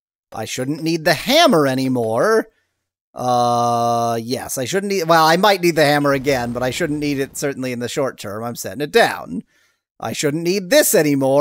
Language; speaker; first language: English; native; English